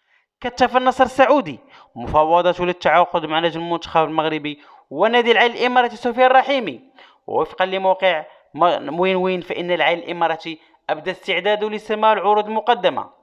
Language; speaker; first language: Arabic; native; Arabic